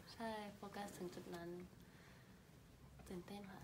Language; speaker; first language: Thai; early bilingual, heritage; Thai